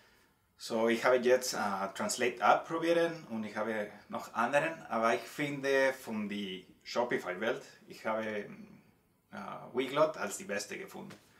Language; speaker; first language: German; non-native, learner; Spanish